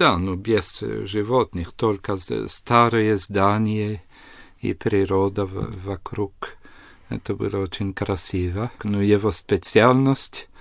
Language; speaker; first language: Russian; non-native, fluent; Italian